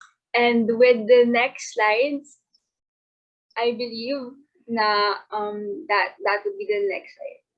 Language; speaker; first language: English; non-native, local second language; Filipino